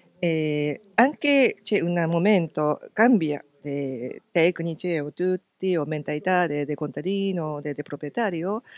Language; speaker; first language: Italian; non-native, learner; Japanese